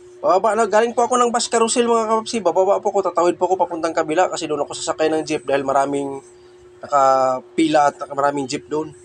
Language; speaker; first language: Filipino; non-native, local second language; Cebuano